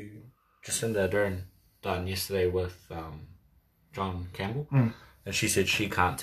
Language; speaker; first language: English; native; English